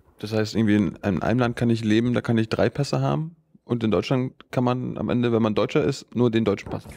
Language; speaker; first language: German; native; German